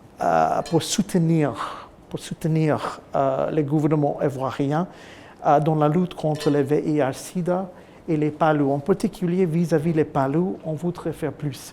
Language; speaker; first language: French; non-native, fluent; English